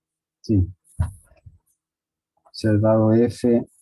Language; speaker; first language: Spanish; native; Spanish